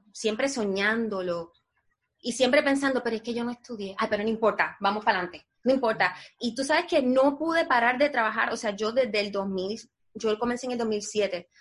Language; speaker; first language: Spanish; native; Spanish